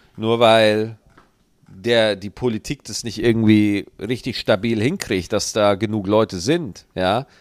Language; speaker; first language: German; native; German